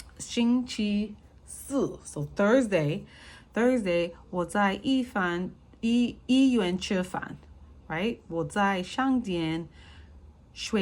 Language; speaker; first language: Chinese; non-native, learner; English